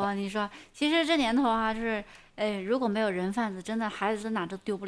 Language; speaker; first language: Chinese; native; Chinese